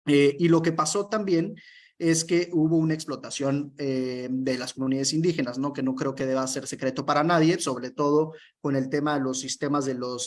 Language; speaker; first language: Spanish; native; Spanish